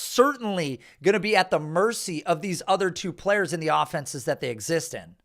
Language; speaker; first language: English; native; English